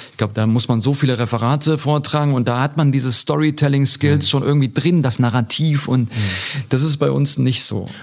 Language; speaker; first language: German; early bilingual, other home language; Turkish